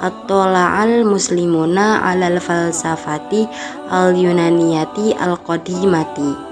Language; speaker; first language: Arabic; non-native, learner; Indonesian